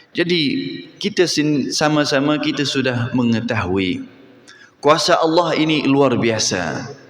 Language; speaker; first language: Malay; non-native, fluent; Arabic